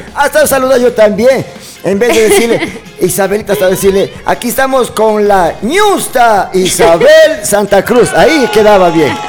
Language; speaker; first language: Spanish; native; Spanish